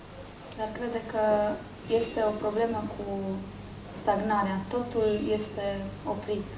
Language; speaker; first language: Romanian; non-native, learner; French